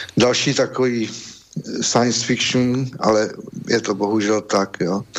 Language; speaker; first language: Czech; native; Czech